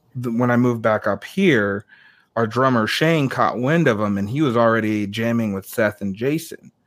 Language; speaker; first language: English; native; English